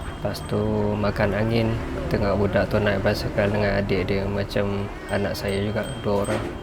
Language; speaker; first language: Malay; non-native, fluent; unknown